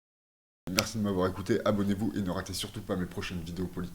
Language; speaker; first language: French; native; French